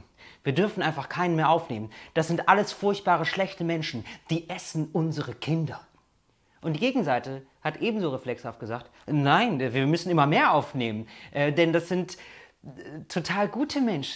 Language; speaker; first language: German; native; German